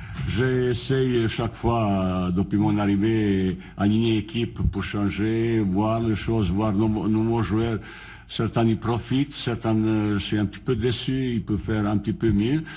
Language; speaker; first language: French; non-native, learner; Bosnian